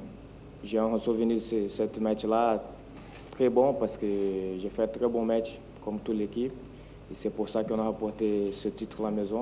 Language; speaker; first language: French; non-native, fluent; Portuguese